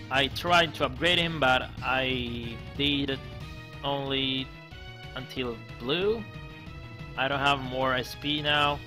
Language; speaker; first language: English; non-native, fluent; Greek